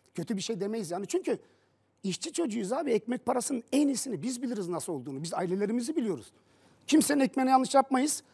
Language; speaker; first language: Turkish; early bilingual, heritage; Turkish